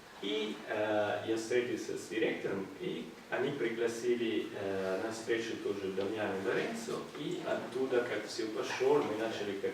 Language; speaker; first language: Russian; non-native, fluent; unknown